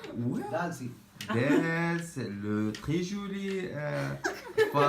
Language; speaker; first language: French; non-native, learner; Arabic